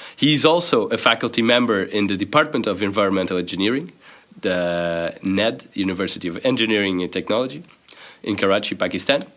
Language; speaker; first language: English; non-native, fluent; Portuguese